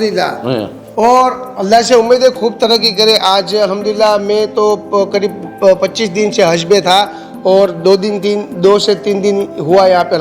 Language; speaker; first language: Hindi; non-native, local second language; Gujarati